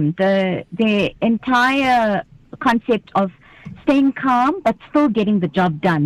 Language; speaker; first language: English; native; English